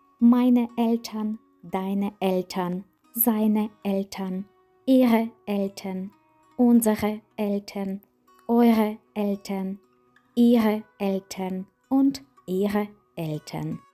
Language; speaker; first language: German; non-native, fluent; Ukrainian